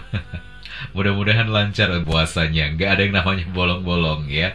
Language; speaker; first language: Indonesian; native; Indonesian